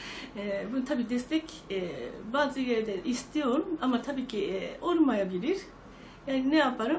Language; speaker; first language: Turkish; non-native, fluent; Japanese